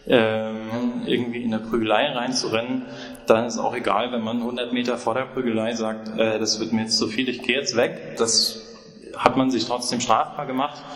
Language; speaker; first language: German; native; German